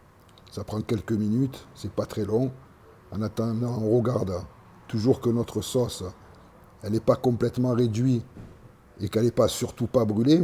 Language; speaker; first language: French; native; French